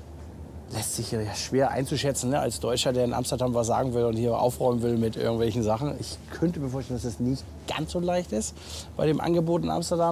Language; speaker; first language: German; native; German